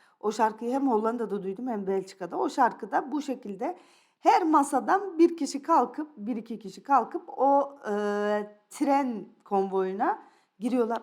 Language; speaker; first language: Turkish; early bilingual, other home language; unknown